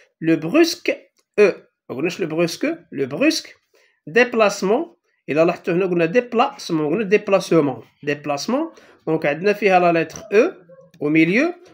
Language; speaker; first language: French; non-native, local second language; Arabic